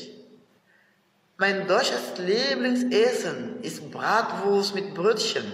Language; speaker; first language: German; non-native, fluent; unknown